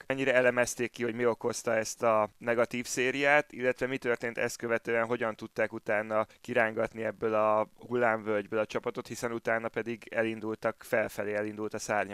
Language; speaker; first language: Hungarian; native; Hungarian